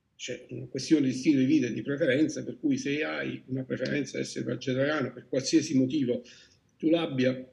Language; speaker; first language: Italian; native; Italian